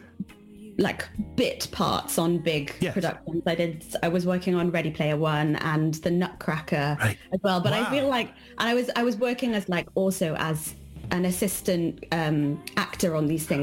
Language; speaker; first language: English; native; English